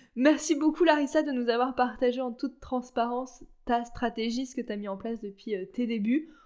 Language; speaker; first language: French; native; French